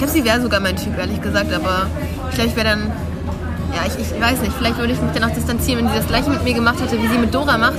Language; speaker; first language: German; native; German